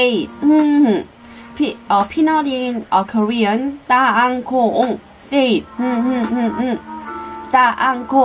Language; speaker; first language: English; non-native, learner; Korean